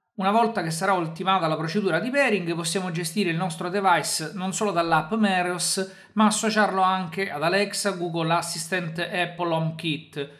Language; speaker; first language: Italian; native; Italian